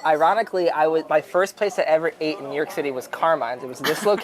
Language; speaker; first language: English; native; English